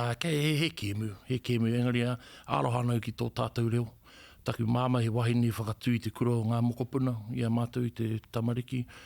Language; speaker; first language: Māori; native; Māori